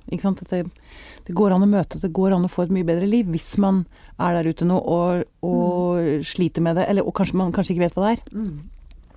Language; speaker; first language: Norwegian; native; Norwegian